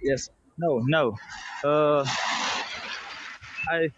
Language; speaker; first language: English; non-native, learner; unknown